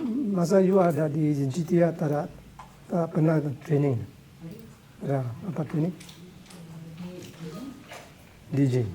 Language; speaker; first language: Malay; non-native, local second language; Cantonese